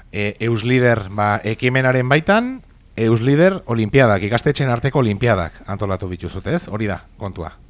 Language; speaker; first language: Basque; native; Basque